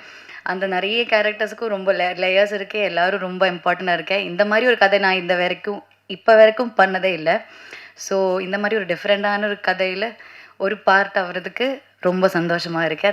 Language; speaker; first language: Tamil; non-native, learner; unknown